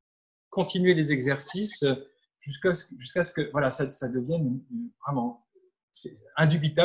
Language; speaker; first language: French; native; French